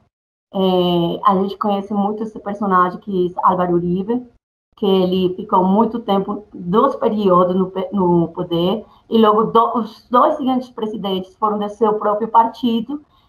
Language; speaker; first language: Portuguese; non-native, fluent; Spanish